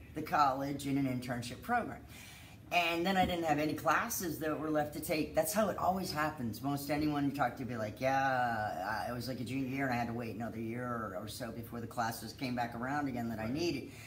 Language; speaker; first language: English; native; English